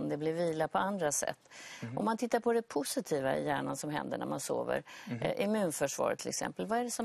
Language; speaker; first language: Swedish; native; Swedish